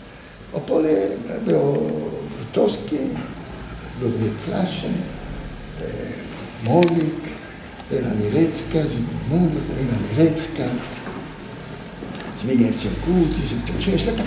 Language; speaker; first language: Polish; non-native, learner; Italian